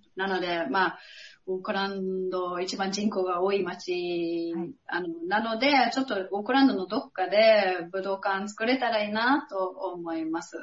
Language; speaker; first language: Japanese; non-native, fluent; English